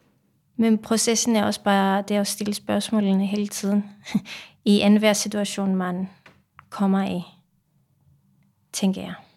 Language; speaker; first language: Danish; non-native, fluent; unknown